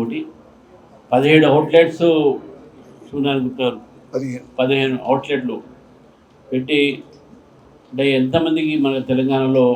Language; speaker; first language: Telugu; native; Telugu